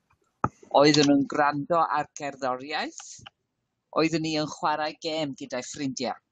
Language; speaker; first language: Welsh; non-native, learner; English